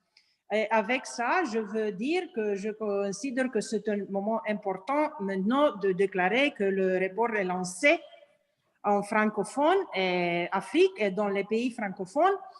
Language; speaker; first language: French; non-native, learner; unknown